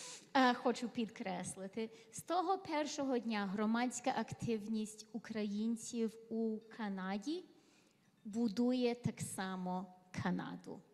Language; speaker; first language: Ukrainian; early bilingual, heritage; Ukrainian